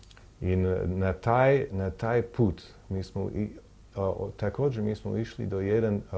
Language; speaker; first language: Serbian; non-native, learner; English